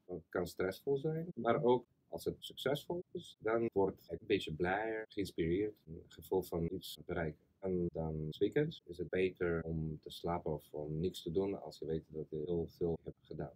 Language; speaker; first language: Dutch; non-native, fluent; Russian